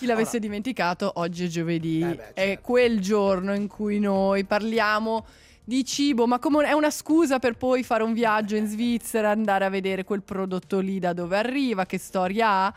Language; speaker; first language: Italian; native; Italian